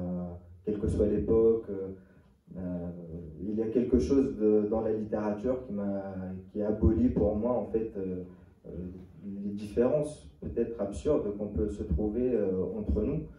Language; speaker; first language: French; non-native, local second language; Arabic